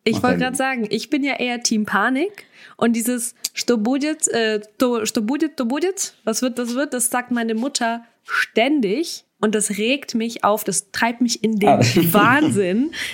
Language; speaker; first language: German; early bilingual, other home language; Russian